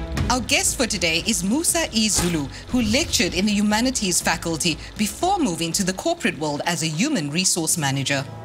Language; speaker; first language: English; native; English